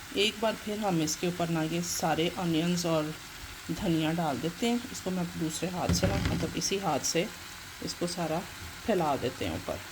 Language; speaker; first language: Urdu; non-native, local second language; Punjabi